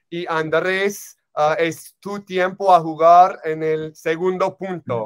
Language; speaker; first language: Spanish; non-native, learner; English